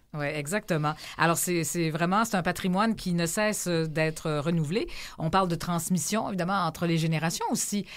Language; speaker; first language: French; native; French